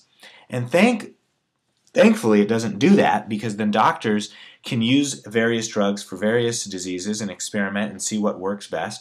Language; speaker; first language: English; native; English